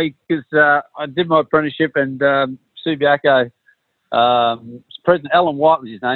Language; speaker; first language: English; native; English